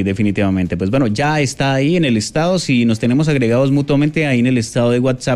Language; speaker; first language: Spanish; native; Spanish